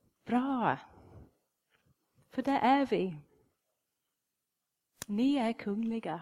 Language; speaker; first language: Swedish; non-native, fluent; English